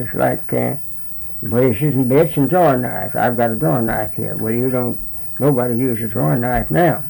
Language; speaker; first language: English; native; English